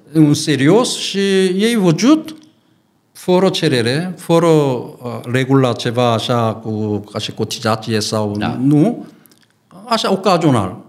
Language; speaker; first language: Romanian; non-native, learner; Korean